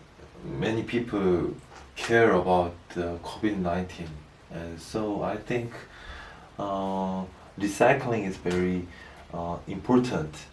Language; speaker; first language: English; non-native, learner; Korean